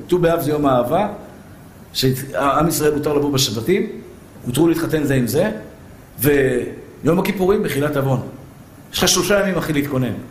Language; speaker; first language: Hebrew; early bilingual, other home language; Persian